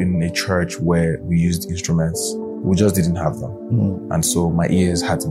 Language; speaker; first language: English; non-native, local second language; Yoruba